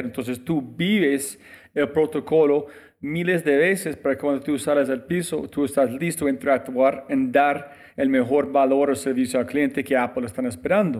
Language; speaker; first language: Spanish; non-native, fluent; English